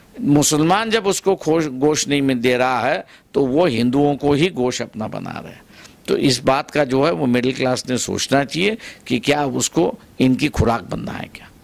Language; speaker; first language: Hindi; non-native, local second language; Marathi